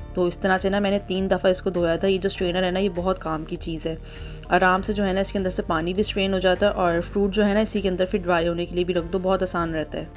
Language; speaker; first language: Urdu; native; Urdu